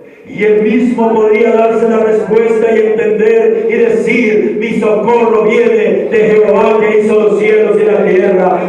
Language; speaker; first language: Spanish; native; Spanish